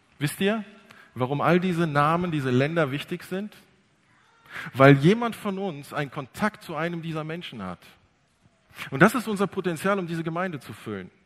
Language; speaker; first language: German; early bilingual, other home language; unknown